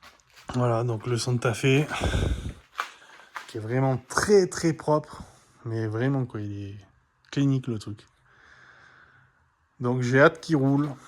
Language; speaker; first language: French; native; French